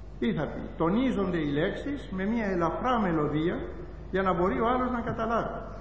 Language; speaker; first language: Greek; native; Greek